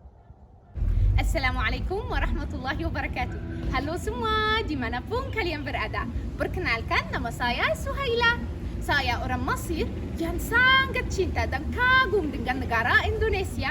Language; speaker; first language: Indonesian; non-native, learner; Arabic